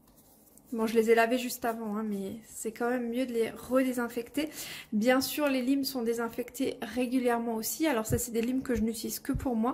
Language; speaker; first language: French; native; French